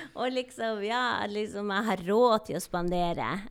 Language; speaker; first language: Norwegian; native; Norwegian